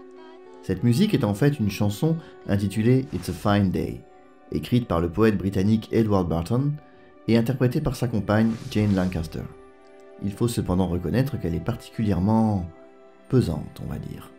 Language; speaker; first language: French; native; French